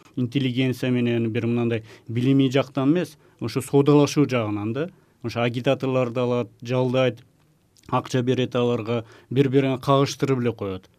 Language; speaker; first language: Kyrgyz; non-native, local second language; Uzbek